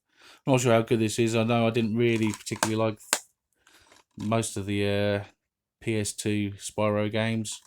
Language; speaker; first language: English; native; English